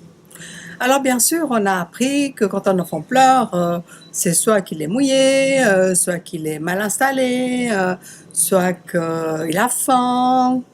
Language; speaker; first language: French; native; French